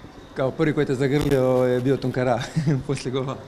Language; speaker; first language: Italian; non-native, fluent; Croatian